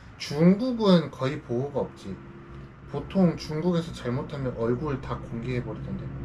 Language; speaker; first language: Korean; native; Korean